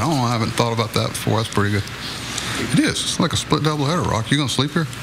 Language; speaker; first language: English; native; English